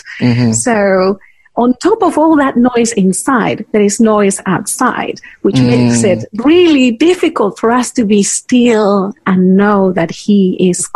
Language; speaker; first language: English; non-native, fluent; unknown